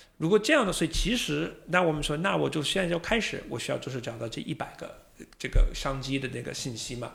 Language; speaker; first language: Chinese; non-native, fluent; English